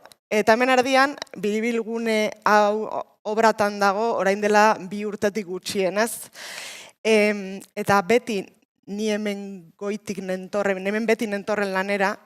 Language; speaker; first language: Basque; native; Basque